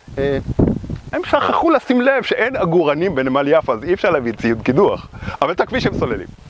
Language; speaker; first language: Hebrew; native; Hebrew